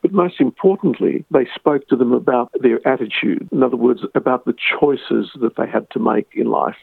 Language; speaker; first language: English; early bilingual, other home language; Arabic